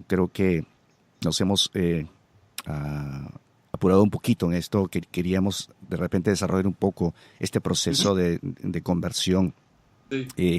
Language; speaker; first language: Spanish; native; Spanish